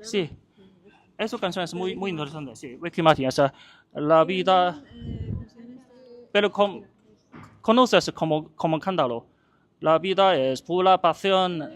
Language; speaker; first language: Spanish; non-native, learner; Chinese